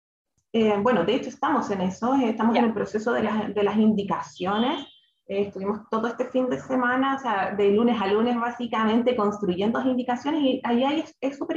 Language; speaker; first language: Spanish; native; Spanish